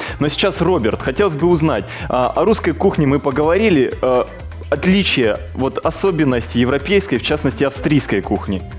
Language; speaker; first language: Russian; native; Russian